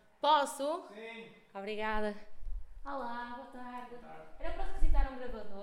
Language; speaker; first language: Portuguese; native; Portuguese